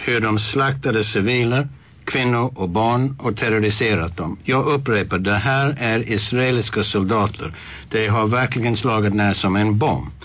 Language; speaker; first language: Swedish; non-native, fluent; English